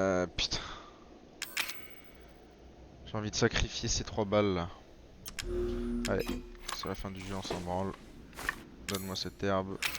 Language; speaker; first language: French; native; French